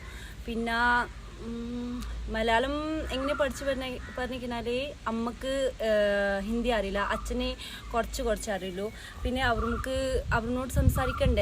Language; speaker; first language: Malayalam; non-native, local second language; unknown